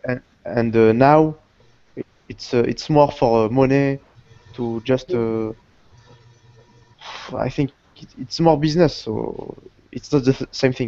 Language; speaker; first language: English; non-native, learner; Portuguese